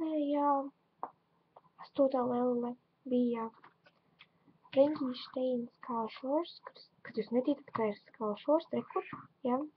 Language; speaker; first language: Latvian; non-native, local second language; Russian